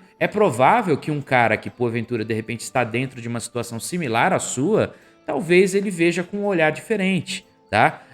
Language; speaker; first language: Portuguese; native; Portuguese